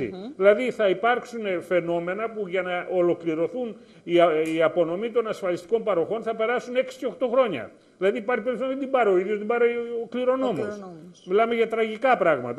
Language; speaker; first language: Greek; native; Greek